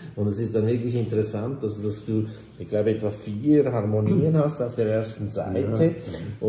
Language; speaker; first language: German; native; German